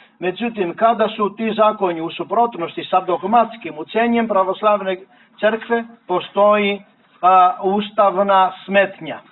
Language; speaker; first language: Serbian; non-native, fluent; Greek